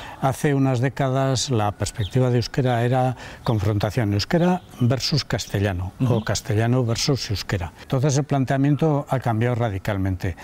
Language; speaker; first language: Spanish; native; Spanish